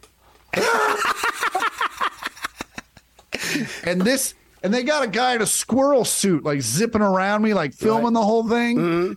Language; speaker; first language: English; native; English